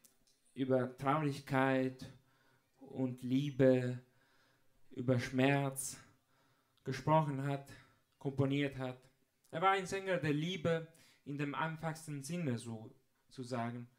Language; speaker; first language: German; non-native, fluent; Italian